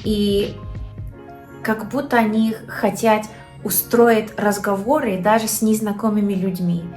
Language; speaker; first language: Russian; non-native, learner; English